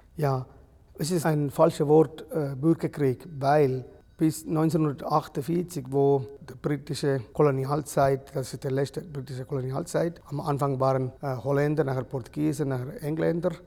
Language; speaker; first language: German; non-native, fluent; Sinhala